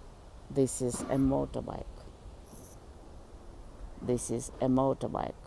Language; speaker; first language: English; non-native, learner; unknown